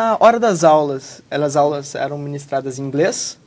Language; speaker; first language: Portuguese; native; Portuguese